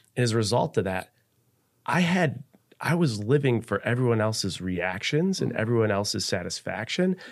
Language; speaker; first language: English; native; English